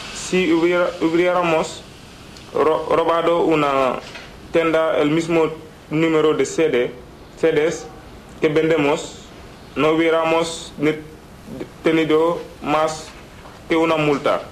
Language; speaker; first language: Spanish; non-native, learner; Wolof